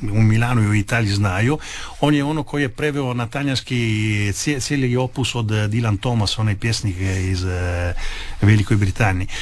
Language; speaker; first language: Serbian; early bilingual, heritage; Italian